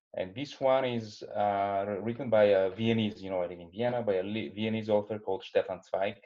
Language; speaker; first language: English; non-native, fluent; Bulgarian